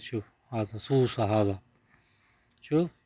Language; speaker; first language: Arabic; non-native, learner; Urdu